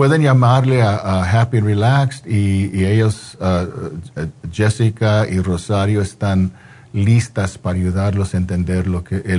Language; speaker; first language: Spanish; non-native, fluent; English